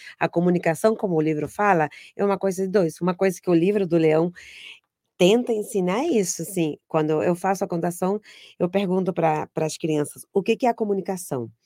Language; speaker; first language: Portuguese; non-native, fluent; Spanish